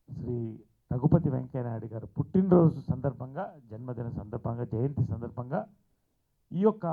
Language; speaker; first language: Telugu; native; Telugu